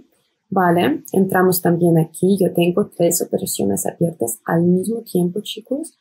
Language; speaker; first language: Spanish; non-native, fluent; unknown